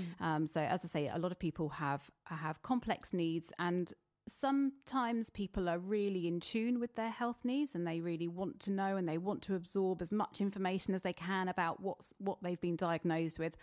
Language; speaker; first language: English; native; English